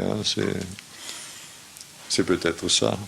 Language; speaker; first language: French; non-native, fluent; German